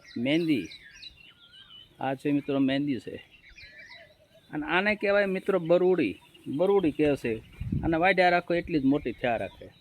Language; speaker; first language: Gujarati; native; Gujarati